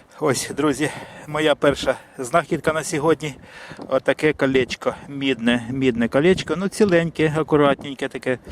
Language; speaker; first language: Ukrainian; native; Ukrainian